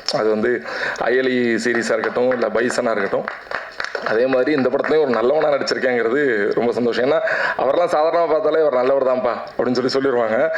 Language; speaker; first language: Tamil; native; Tamil